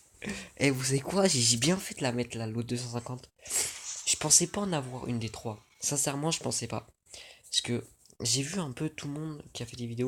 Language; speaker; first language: French; native; French